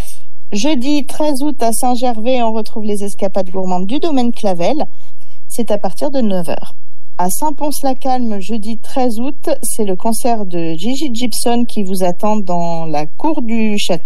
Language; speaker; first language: French; native; French